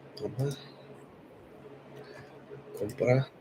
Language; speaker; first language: Spanish; non-native, learner; English